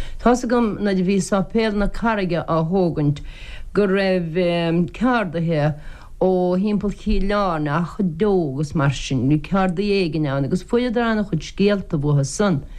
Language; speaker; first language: Irish; native; Irish